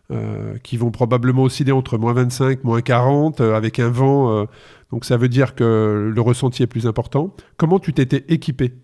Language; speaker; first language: French; native; French